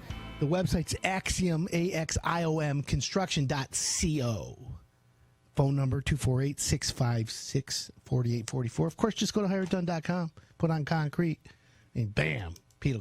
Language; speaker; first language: English; native; English